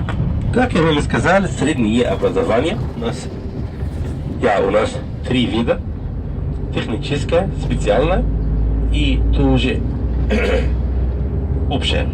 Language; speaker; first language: Russian; non-native, fluent; Arabic